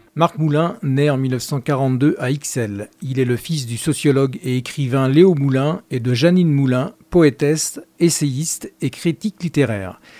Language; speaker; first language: French; native; French